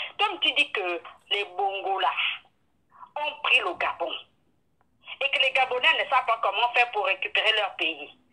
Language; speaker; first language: French; non-native, local second language; Fang